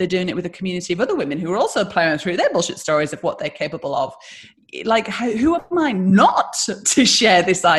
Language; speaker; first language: English; native; English